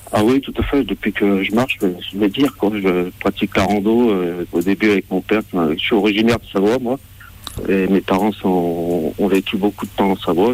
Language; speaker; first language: French; native; French